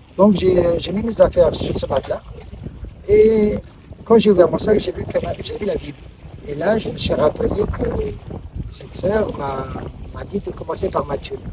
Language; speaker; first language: French; non-native, local second language; Arabic